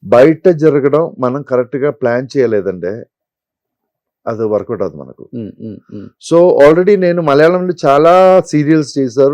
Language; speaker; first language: Telugu; non-native, learner; Malayalam